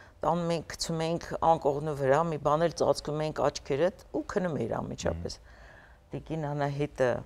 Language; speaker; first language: Armenian; native; Armenian